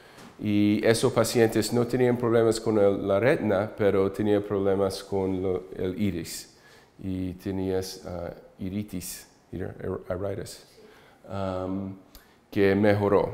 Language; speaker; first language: Spanish; early bilingual, heritage; English